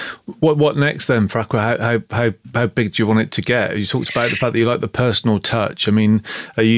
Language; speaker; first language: English; native; English